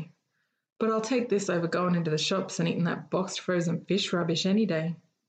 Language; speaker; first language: English; native; English